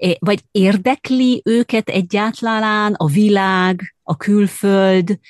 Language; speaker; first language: Hungarian; native; Hungarian